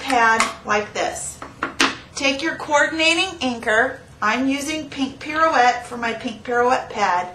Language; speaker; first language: English; native; English